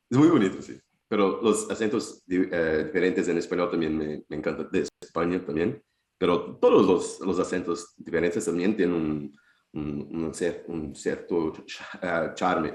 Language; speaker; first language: Spanish; non-native, fluent; Portuguese